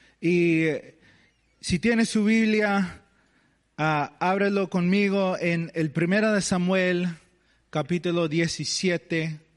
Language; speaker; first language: Spanish; early bilingual, heritage; English